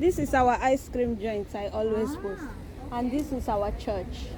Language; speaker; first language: English; non-native, local second language; Igbo